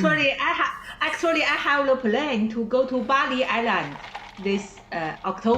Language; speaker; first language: English; non-native, learner; Chinese